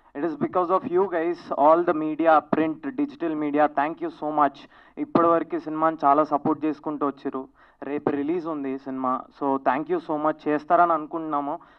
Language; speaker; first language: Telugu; native; Telugu